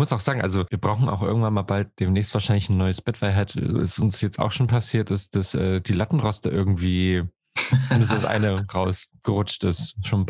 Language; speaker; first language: German; native; German